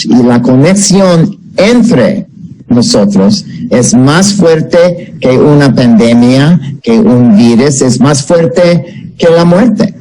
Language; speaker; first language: Spanish; non-native, fluent; English